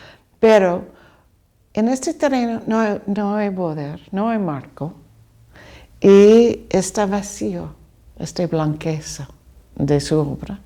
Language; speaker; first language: Spanish; non-native, learner; English